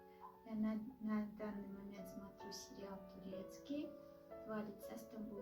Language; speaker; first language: Russian; non-native, local second language; Kazakh